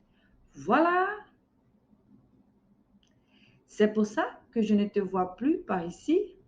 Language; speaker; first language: French; non-native, fluent; Portuguese